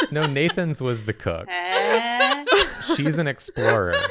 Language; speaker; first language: English; native; English